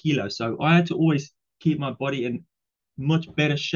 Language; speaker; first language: English; non-native, local second language; Afrikaans